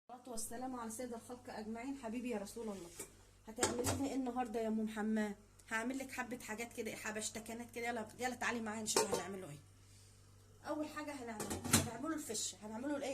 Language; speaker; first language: Arabic; native; Arabic